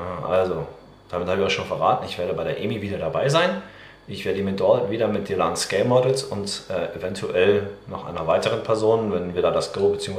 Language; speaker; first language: German; native; German